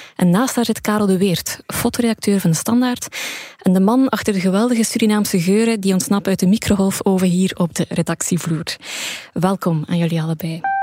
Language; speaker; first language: Dutch; native; Dutch